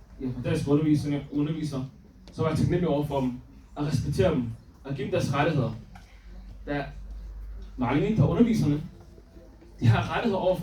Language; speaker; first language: Danish; early bilingual, other home language; Somali